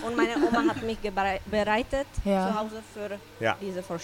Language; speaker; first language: German; non-native, learner; Czech